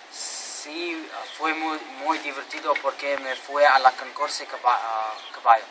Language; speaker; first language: Spanish; non-native, learner; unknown